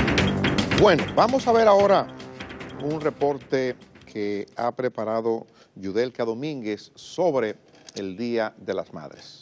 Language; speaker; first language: Spanish; native; Spanish